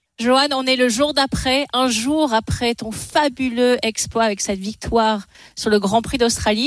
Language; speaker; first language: French; native; French